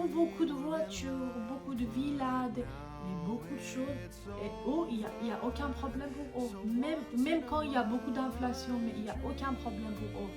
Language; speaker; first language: French; non-native, fluent; Persian